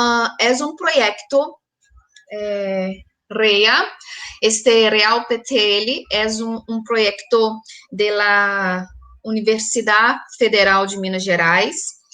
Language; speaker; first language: Spanish; non-native, fluent; Portuguese